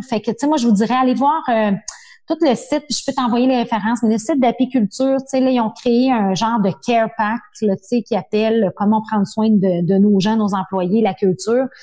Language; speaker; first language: French; native; French